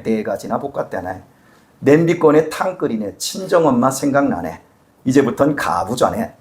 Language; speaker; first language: Korean; native; Korean